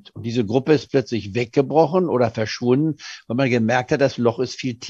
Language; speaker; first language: German; native; German